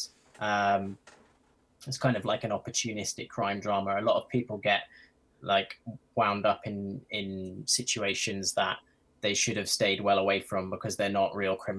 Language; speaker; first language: English; native; English